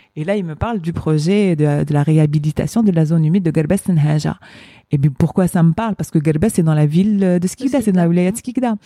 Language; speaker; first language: French; non-native, local second language; Arabic